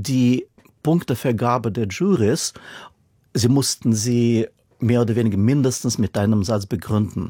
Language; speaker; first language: German; non-native, fluent; Russian